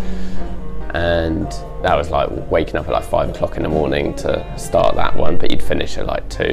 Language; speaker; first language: English; native; English